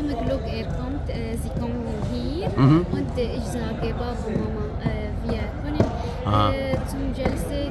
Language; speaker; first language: German; non-native, learner; Arabic